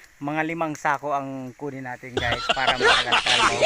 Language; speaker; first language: Filipino; non-native, local second language; Bikol